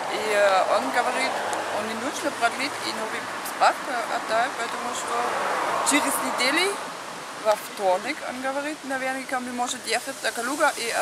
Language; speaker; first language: Russian; non-native, learner; German